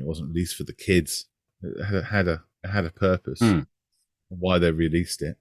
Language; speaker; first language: English; native; English